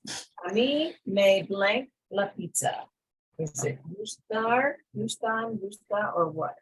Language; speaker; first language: Spanish; non-native, fluent; English